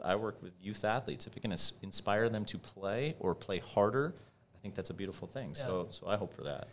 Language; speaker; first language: English; native; English